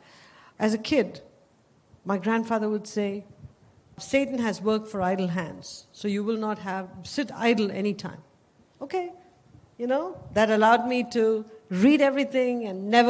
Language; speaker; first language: English; non-native, local second language; Tamil